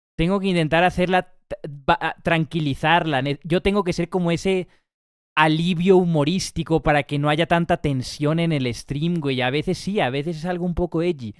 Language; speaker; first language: Spanish; native; Spanish